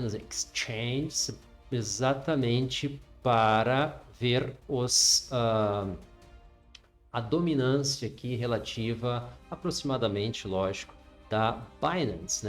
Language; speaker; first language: Portuguese; native; Portuguese